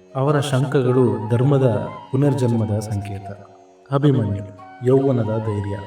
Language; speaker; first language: Kannada; native; Kannada